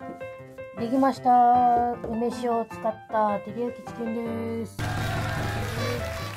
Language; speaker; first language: Japanese; native; Japanese